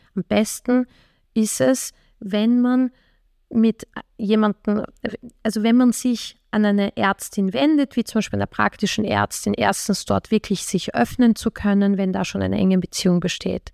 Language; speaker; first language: German; native; German